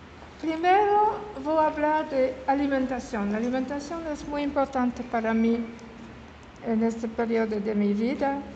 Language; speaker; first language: Spanish; non-native, learner; French